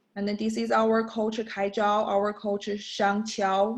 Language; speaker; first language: English; non-native, learner; Chinese